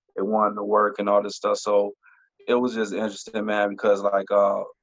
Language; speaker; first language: English; native; English